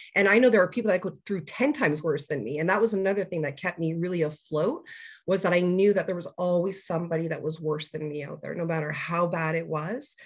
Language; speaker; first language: English; native; English